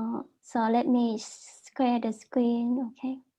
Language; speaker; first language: English; non-native, learner; Vietnamese